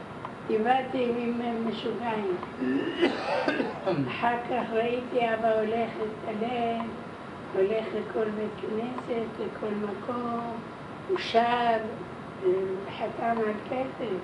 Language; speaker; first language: Hebrew; non-native, fluent; Arabic